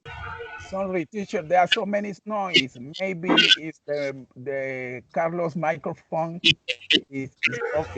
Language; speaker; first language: English; non-native, learner; Spanish